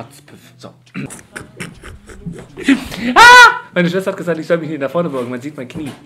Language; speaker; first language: German; native; German